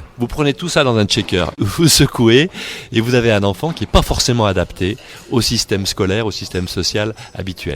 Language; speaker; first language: French; native; French